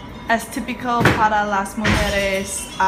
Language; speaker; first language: Spanish; non-native, learner; English